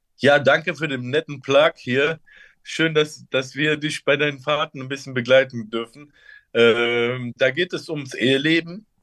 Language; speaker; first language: German; early bilingual, other home language; Turkish